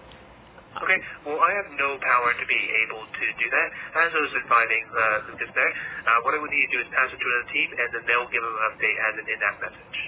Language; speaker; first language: English; native; English